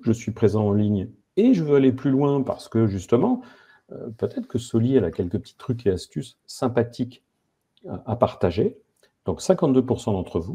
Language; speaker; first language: French; native; French